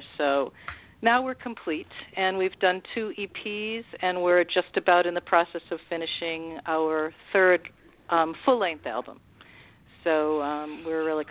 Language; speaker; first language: English; native; English